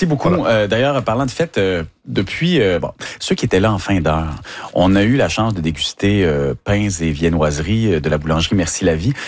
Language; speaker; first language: French; native; French